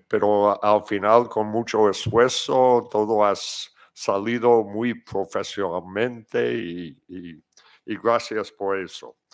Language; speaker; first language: Spanish; non-native, fluent; English